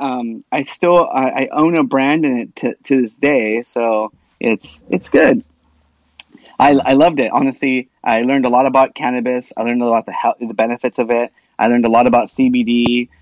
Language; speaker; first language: English; early bilingual, other home language; Spanish